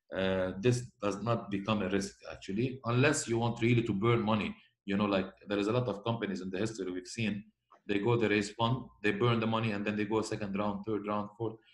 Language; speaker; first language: English; non-native, fluent; Arabic